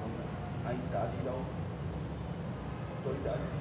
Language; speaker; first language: Vietnamese; non-native, learner; Japanese